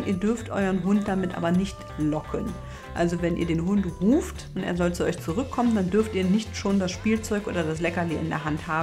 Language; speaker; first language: German; native; German